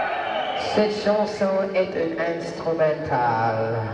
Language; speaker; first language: French; non-native, learner; English